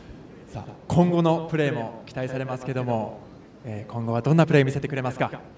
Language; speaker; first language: Japanese; native; Japanese